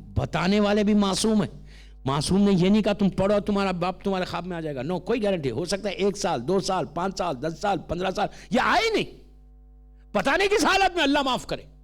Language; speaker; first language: Urdu; native; Urdu